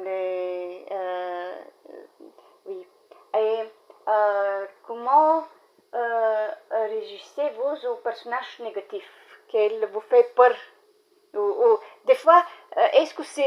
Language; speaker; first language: French; non-native, learner; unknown